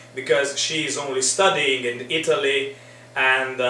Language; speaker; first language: English; non-native, fluent; Hungarian